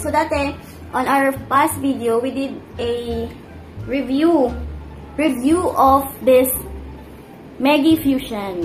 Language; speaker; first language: English; non-native, local second language; Filipino